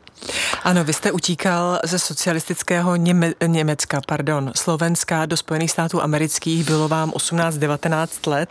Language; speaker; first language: Czech; native; Czech